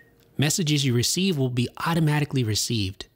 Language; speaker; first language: English; native; English